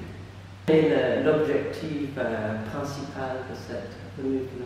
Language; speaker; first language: French; non-native, fluent; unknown